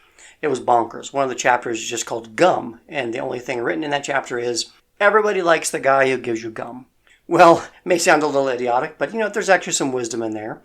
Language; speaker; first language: English; native; English